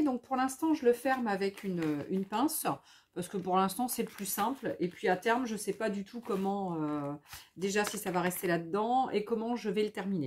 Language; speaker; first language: French; native; French